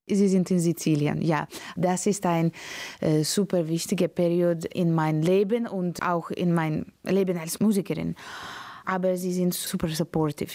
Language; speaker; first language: German; non-native, learner; Latvian